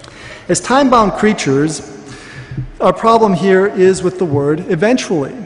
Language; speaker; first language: English; native; English